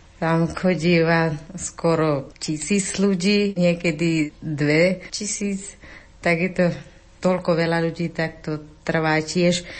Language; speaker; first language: Slovak; non-native, learner; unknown